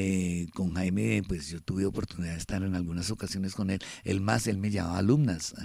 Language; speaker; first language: Spanish; native; Spanish